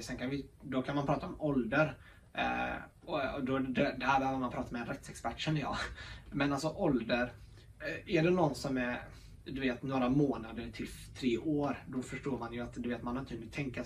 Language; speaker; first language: Swedish; early bilingual, other home language; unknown